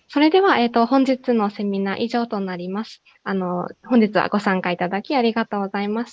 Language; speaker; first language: Japanese; native; Japanese